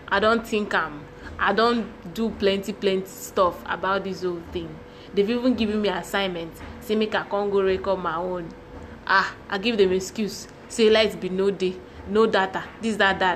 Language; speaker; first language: English; non-native, local second language; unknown